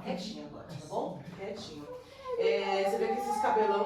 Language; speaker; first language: Portuguese; native; Portuguese